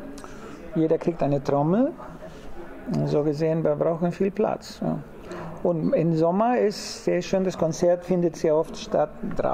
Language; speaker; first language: German; non-native, fluent; Spanish